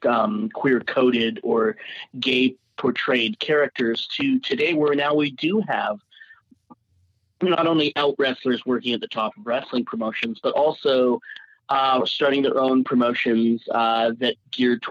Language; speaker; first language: English; native; English